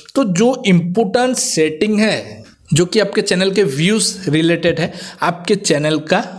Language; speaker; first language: Hindi; non-native, local second language; Odia